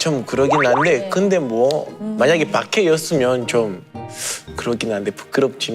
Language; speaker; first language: Korean; non-native, learner; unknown